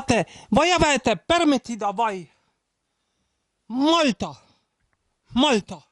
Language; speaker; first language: Italian; non-native, learner; German